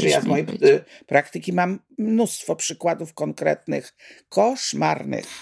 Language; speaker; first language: Polish; native; Polish